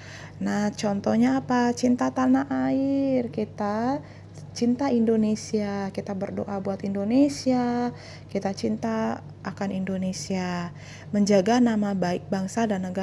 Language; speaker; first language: Indonesian; native; Indonesian